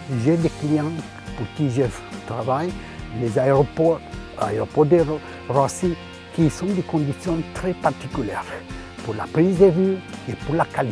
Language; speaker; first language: French; non-native, fluent; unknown